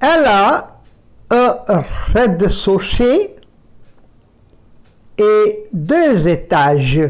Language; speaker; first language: French; non-native, fluent; Bangla